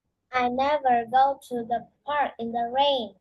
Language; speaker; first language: English; non-native, learner; Vietnamese